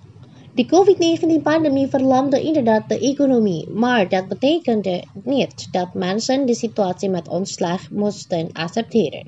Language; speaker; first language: Dutch; non-native, fluent; Indonesian